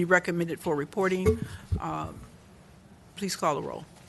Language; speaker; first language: English; native; English